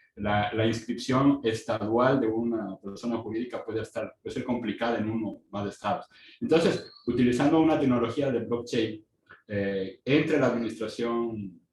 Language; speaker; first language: Spanish; native; Spanish